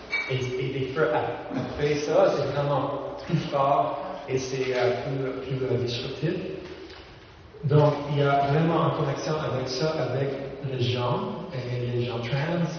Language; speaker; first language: French; non-native, fluent; English